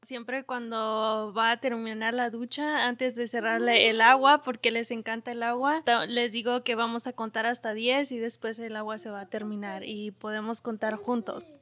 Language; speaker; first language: Spanish; native; Spanish